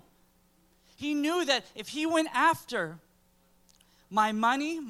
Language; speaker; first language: English; native; English